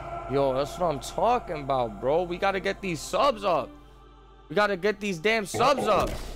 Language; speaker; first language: English; early bilingual, other home language; Spanish